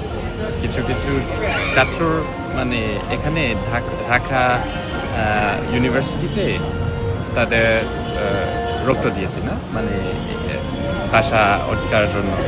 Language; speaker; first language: Bangla; non-native, fluent; French